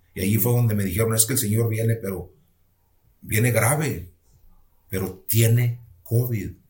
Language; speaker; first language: Spanish; native; Spanish